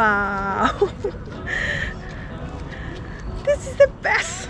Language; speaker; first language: English; non-native, learner; Spanish